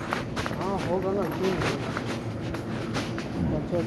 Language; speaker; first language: Hindi; non-native, local second language; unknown